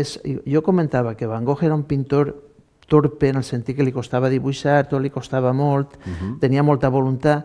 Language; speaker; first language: Catalan; native; Catalan